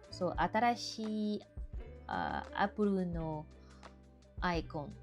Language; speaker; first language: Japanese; non-native, learner; French